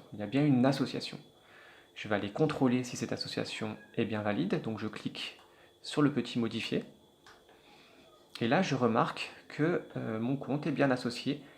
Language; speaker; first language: French; native; French